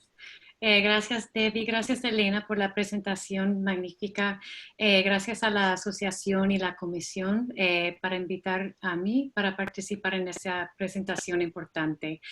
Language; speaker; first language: Spanish; non-native, fluent; English